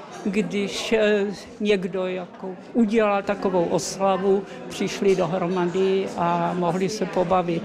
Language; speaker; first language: Czech; early bilingual, other home language; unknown